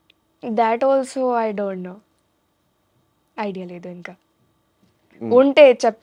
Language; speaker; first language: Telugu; non-native, learner; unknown